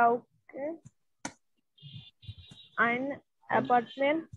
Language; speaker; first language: German; non-native, learner; Bangla